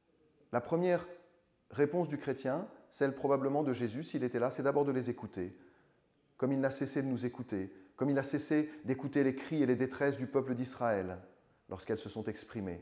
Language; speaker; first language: French; native; French